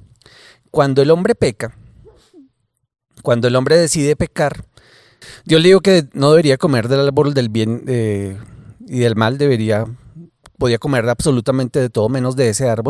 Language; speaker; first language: Spanish; native; Spanish